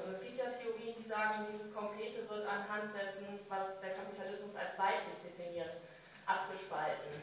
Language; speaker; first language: German; native; German